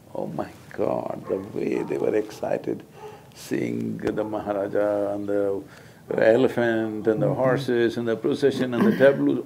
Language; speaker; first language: English; non-native, local second language; Kannada